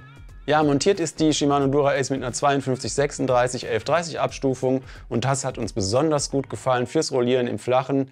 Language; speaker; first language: German; native; German